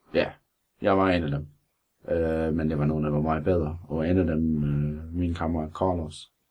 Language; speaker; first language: Danish; non-native, fluent; English